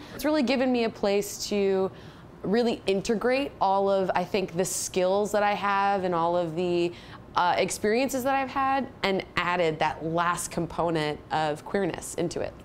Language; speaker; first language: English; native; English